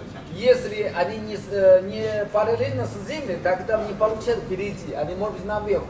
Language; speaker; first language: Russian; non-native, learner; Chinese